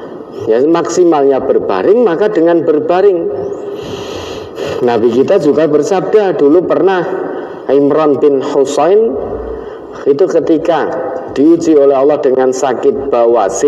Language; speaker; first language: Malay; non-native, local second language; Javanese